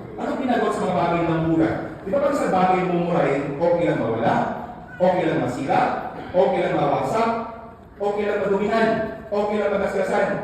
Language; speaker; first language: Filipino; non-native, local second language; Hiligaynon